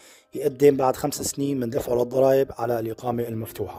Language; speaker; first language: Arabic; native; Arabic